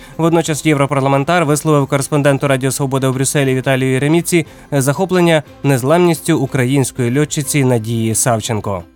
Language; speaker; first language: Ukrainian; native; Ukrainian